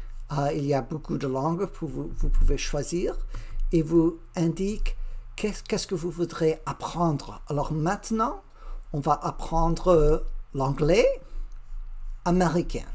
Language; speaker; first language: French; non-native, learner; English